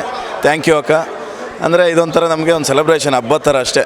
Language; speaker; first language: Kannada; native; Kannada